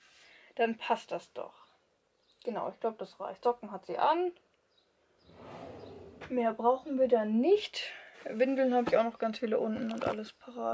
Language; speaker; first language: German; native; German